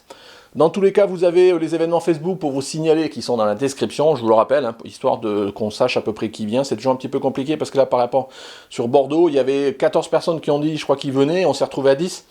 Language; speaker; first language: French; native; French